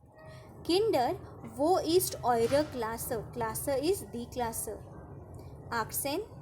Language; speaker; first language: German; non-native, fluent; Marathi